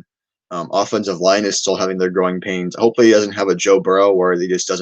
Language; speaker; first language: English; native; English